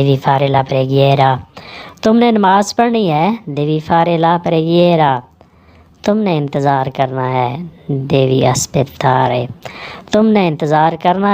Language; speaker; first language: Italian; non-native, learner; Urdu